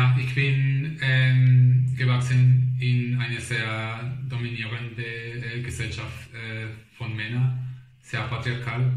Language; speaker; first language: German; non-native, fluent; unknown